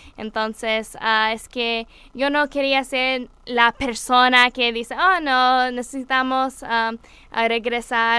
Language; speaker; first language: Spanish; non-native, learner; English